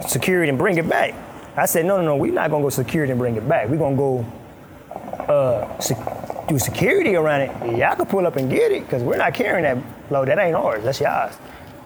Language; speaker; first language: English; non-native, fluent; Arabic